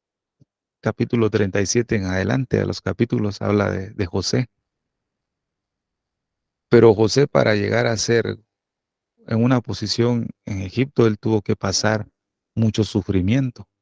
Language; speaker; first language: Spanish; native; Spanish